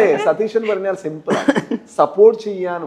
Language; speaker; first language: Malayalam; non-native, learner; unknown